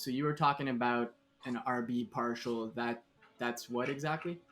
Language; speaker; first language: English; native; English